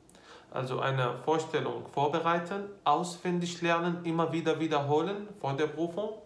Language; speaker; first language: German; non-native, fluent; Arabic